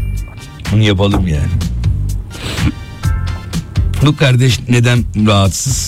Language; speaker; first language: Turkish; native; Turkish